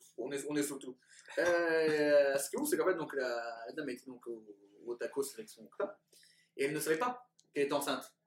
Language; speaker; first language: French; native; French